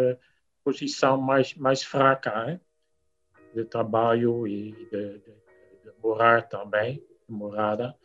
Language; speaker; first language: Portuguese; non-native, fluent; Dutch